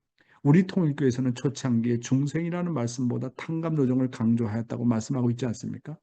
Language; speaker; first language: Korean; native; Korean